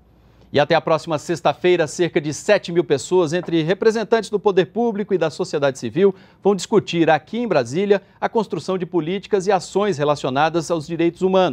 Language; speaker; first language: Portuguese; native; Portuguese